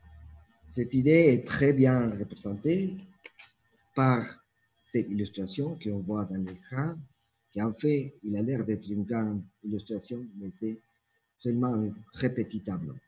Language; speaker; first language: French; non-native, fluent; Spanish